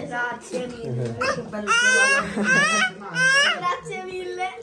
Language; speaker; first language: Italian; early bilingual, other home language; Filipino